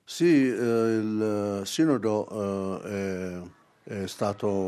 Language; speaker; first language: Italian; non-native, fluent; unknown